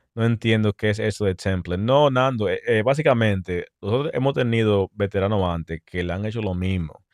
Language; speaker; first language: Spanish; early bilingual, heritage; Spanish